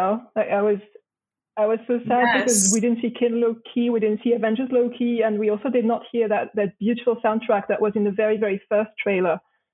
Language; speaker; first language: English; non-native, fluent; French